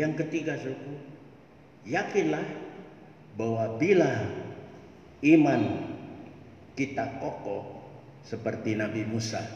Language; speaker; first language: Malay; native; Malay